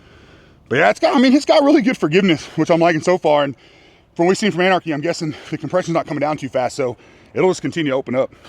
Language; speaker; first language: English; native; English